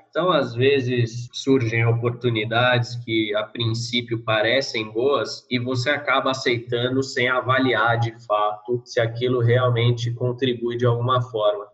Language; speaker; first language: Portuguese; early bilingual, other home language; Norwegian